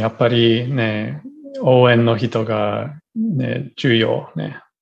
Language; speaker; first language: Japanese; non-native, learner; English